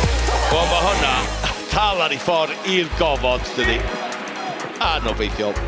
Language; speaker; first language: Welsh; native; Welsh